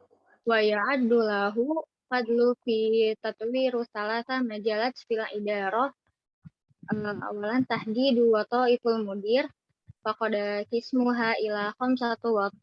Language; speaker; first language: Arabic; non-native, learner; Indonesian